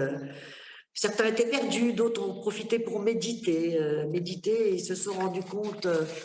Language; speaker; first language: French; native; French